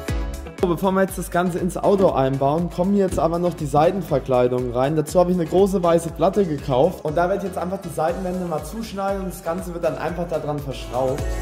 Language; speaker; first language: German; native; German